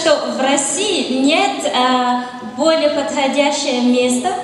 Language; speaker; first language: Russian; non-native, learner; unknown